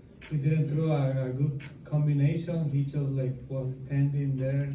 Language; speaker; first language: English; non-native, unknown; Spanish